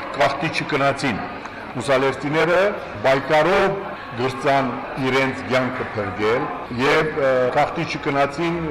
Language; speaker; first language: Armenian; early bilingual, heritage; Armenian